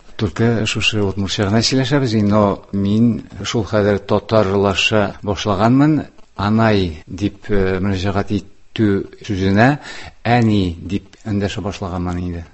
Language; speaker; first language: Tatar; non-native, local second language; Udmurt